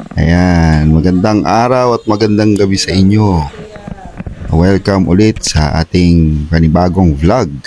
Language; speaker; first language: Filipino; native; Filipino